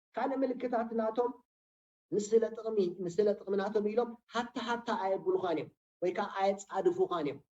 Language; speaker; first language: Tigrinya; native; Tigrinya